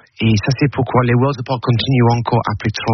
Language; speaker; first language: French; non-native, learner; English